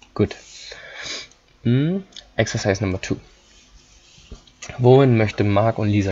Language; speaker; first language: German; non-native, fluent; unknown